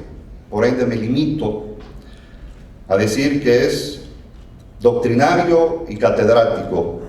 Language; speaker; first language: Spanish; native; Spanish